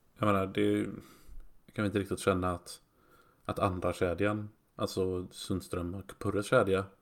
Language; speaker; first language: Swedish; native; Swedish